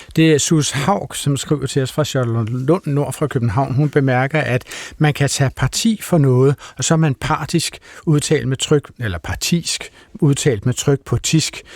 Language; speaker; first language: Danish; native; Danish